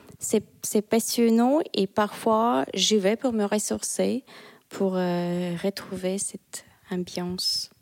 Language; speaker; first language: French; non-native, fluent; Russian